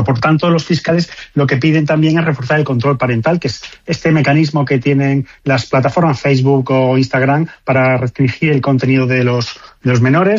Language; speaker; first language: Spanish; native; Spanish